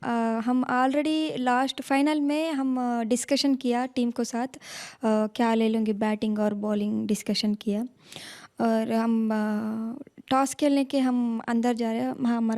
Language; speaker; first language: Hindi; non-native, local second language; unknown